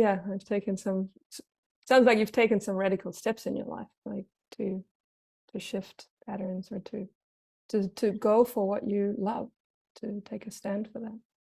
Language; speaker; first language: English; non-native, fluent; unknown